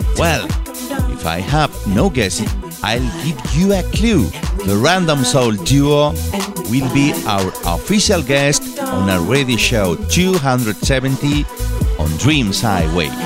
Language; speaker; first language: English; non-native, learner; Spanish